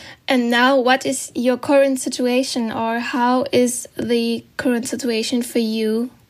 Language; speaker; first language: English; non-native, fluent; German